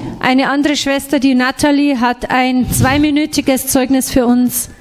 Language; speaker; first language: German; non-native, fluent; French